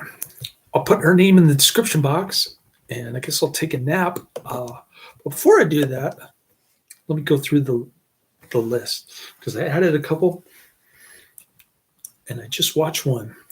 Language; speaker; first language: English; native; English